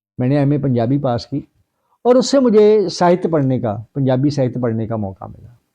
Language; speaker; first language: Hindi; non-native, local second language; Punjabi